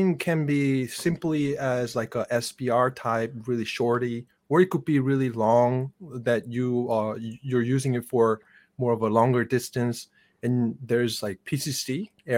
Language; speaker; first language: English; non-native, fluent; Korean